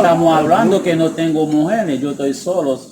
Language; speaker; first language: Spanish; non-native, learner; Haitian Creole